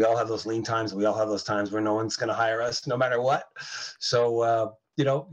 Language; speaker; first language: English; native; English